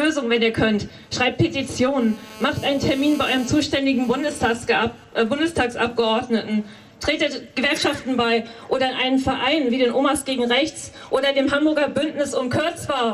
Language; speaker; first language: German; native; German